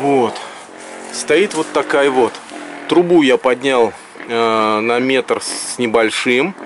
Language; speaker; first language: Russian; native; Russian